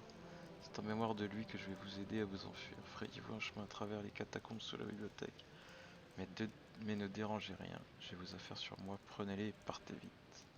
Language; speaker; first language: French; native; French